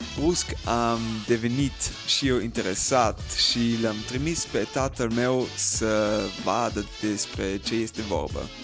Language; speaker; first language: Romanian; early bilingual, heritage; Romanian